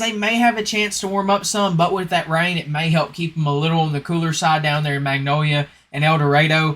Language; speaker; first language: English; native; English